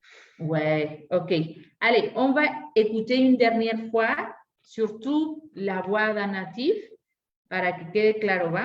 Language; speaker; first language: French; non-native, fluent; Spanish